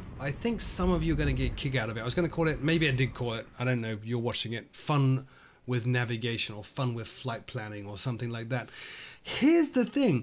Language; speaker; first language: English; native; English